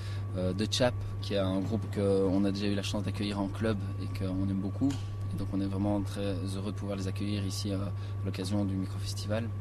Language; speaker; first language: French; native; French